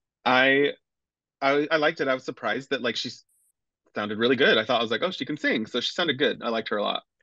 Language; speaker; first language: English; native; English